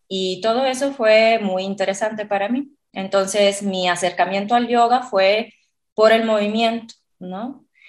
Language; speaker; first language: Spanish; non-native, fluent; Italian